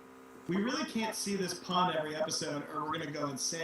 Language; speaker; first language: English; native; English